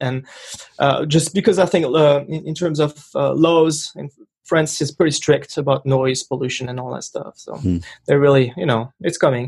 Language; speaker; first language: English; non-native, fluent; French